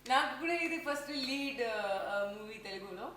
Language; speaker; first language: Telugu; non-native, learner; Tamil